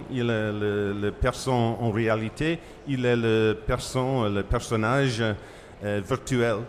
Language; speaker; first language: French; non-native, fluent; English